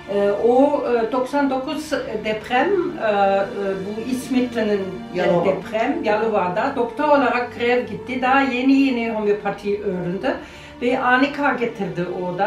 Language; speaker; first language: Turkish; non-native, learner; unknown